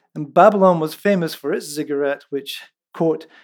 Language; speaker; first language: English; non-native, local second language; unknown